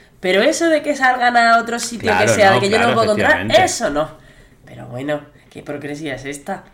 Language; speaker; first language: Spanish; native; Spanish